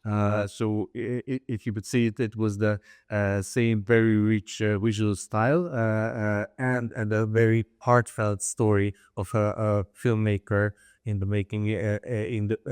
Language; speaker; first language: English; non-native, fluent; Hungarian